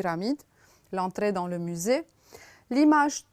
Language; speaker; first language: French; non-native, fluent; Romanian